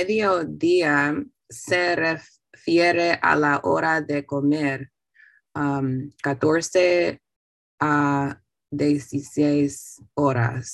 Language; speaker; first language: Spanish; non-native, learner; English